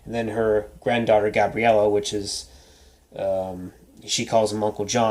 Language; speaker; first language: English; native; English